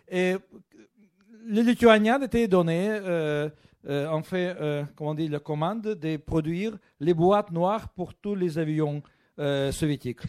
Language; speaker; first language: French; non-native, fluent; Russian